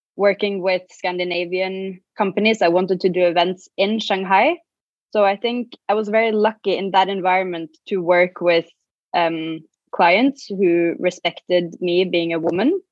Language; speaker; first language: English; non-native, fluent; Norwegian